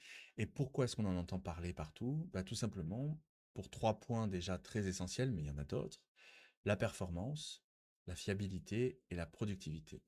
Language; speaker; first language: French; native; French